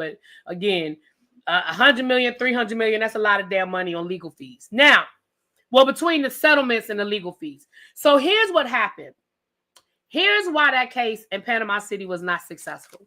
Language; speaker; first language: English; native; English